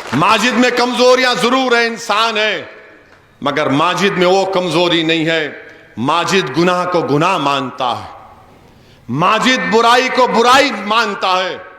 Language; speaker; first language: Urdu; native; Urdu